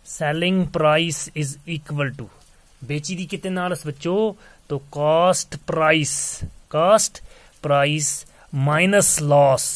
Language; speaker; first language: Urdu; non-native, local second language; Punjabi